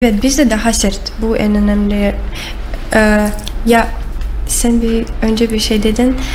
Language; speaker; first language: Turkish; non-native, learner; Russian